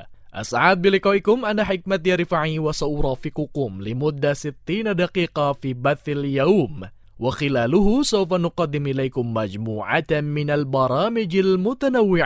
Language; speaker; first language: Arabic; non-native, fluent; Indonesian